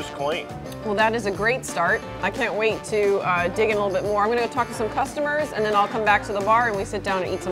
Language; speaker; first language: English; native; English